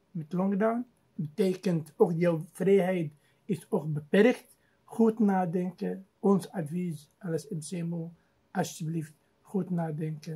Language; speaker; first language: Dutch; non-native, fluent; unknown